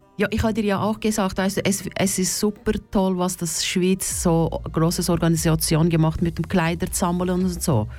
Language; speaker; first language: German; non-native, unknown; Turkish